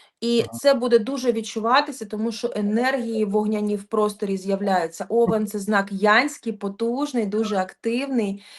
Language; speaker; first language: Ukrainian; non-native, local second language; Russian